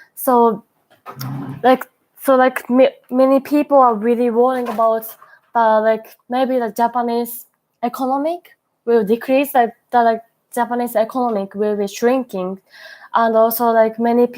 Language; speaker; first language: English; non-native, learner; Japanese